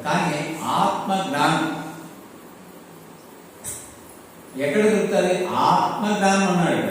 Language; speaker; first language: Telugu; native; Telugu